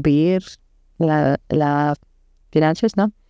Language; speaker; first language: Spanish; non-native, learner; English